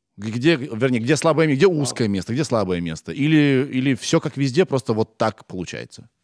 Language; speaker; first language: Russian; native; Russian